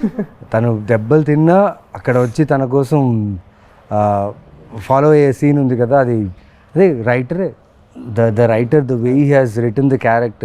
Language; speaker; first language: Telugu; native; Telugu